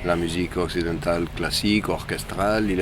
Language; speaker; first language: French; non-native, fluent; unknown